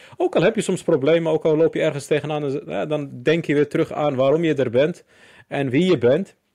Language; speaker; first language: Dutch; early bilingual, other home language; Arabic